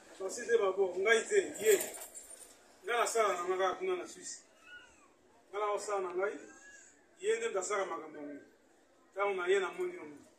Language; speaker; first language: Lingala; native; Lingala